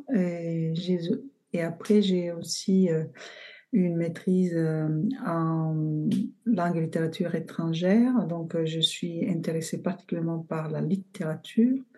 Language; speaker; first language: French; non-native, fluent; Italian